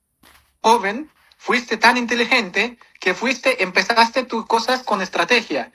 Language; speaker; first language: Spanish; non-native, fluent; Kazakh